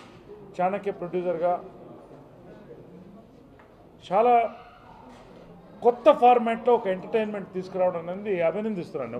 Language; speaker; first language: Telugu; native; Telugu